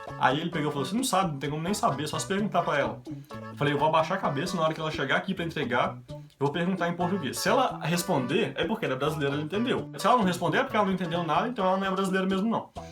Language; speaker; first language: Portuguese; native; Portuguese